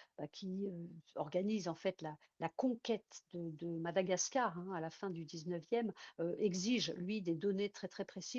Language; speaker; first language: French; native; French